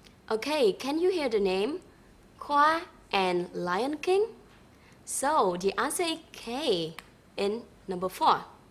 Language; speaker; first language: English; non-native, fluent; Vietnamese